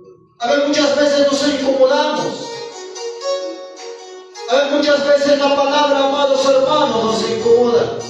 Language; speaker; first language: Spanish; non-native, local second language; Quechua